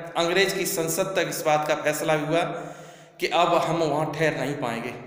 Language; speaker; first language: Hindi; native; Hindi